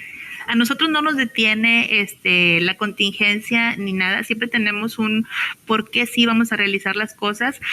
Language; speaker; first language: Spanish; native; Spanish